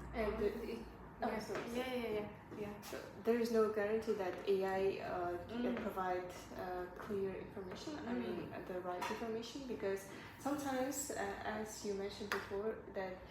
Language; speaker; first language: English; non-native, learner; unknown